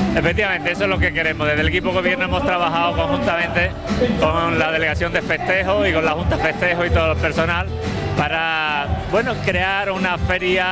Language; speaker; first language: Spanish; native; Spanish